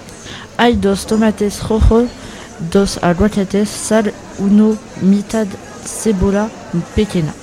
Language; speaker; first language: Spanish; non-native, learner; French